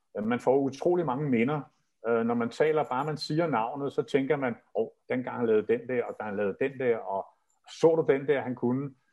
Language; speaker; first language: Danish; native; Danish